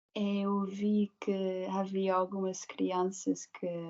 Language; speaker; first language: Portuguese; non-native, learner; Dutch